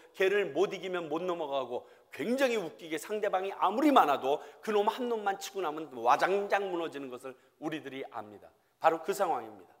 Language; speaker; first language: Korean; native; Korean